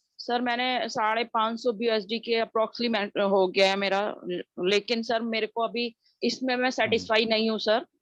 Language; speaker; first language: Hindi; native; Hindi